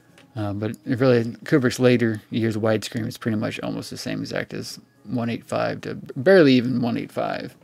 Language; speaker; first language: English; native; English